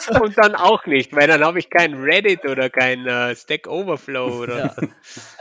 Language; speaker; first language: German; native; German